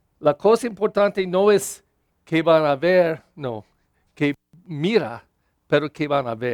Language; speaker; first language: Spanish; non-native, learner; English